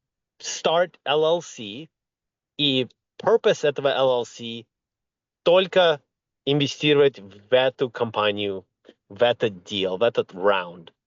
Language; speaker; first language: Russian; early bilingual, other home language; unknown